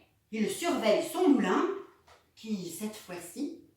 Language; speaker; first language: French; native; French